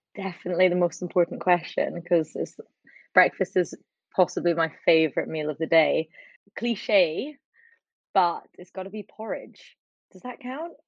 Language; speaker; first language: English; native; English